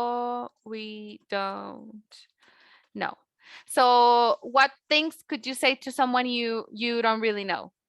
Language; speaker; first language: English; non-native, fluent; Spanish